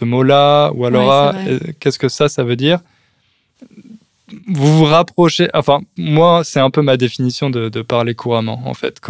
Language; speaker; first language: French; native; French